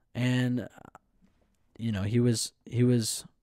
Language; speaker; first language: English; native; English